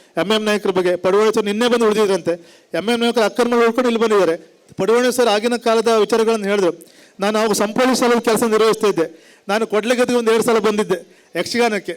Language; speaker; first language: Kannada; native; Kannada